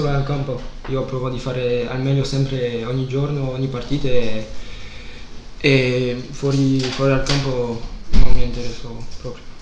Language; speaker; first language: Italian; non-native, fluent; French